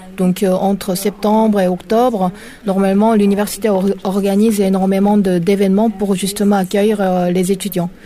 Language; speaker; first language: French; non-native, fluent; Korean